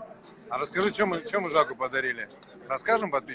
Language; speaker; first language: Russian; native; Russian